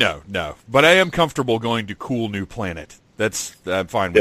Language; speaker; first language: English; native; English